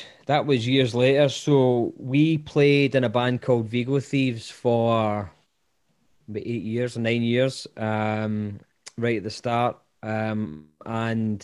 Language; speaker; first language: English; native; English